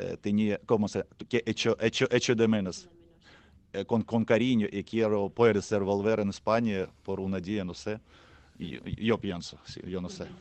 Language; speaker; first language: Spanish; non-native, learner; Ukrainian